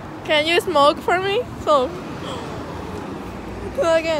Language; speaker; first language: English; non-native, learner; Portuguese